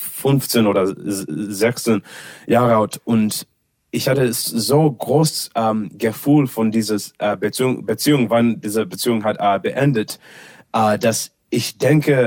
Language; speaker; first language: German; non-native, learner; English